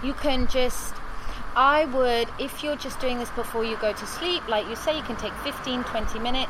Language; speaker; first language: English; native; English